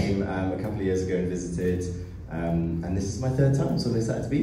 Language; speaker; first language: English; native; English